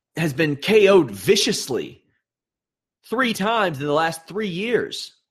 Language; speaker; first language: English; native; English